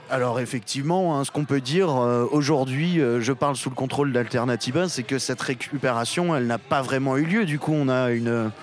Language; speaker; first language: French; native; French